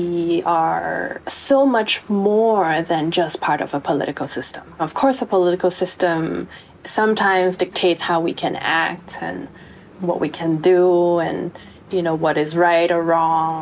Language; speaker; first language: English; non-native, local second language; Cantonese